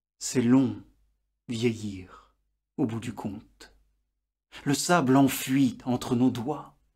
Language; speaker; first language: French; native; French